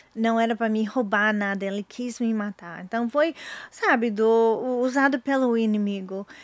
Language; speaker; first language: Portuguese; non-native, learner; English